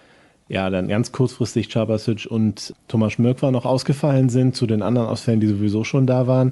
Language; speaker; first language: German; native; German